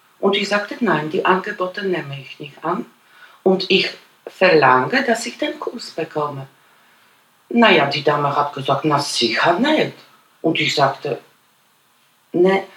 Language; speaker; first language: German; non-native, fluent; Polish